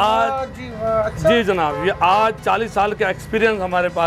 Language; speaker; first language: Hindi; native; Hindi